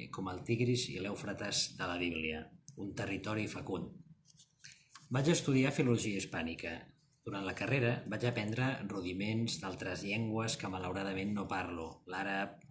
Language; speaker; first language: Catalan; non-native, local second language; Spanish